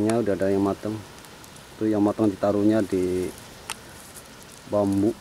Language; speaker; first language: Indonesian; native; Indonesian